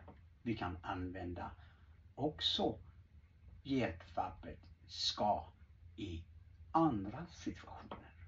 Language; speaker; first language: Swedish; non-native, fluent; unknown